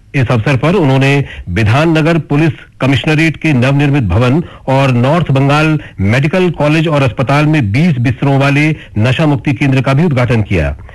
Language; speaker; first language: Hindi; native; Hindi